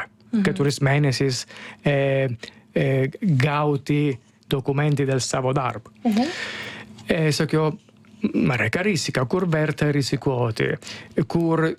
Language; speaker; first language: Lithuanian; non-native, learner; Italian